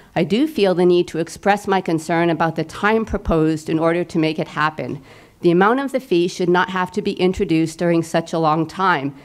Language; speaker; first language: English; native; English